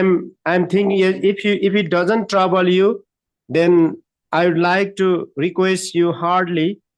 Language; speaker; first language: English; non-native, learner; Nepali